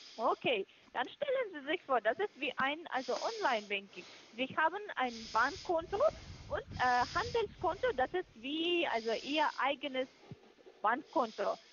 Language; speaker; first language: German; non-native, fluent; Russian